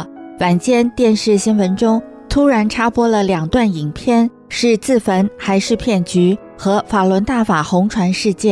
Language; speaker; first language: Chinese; native; Chinese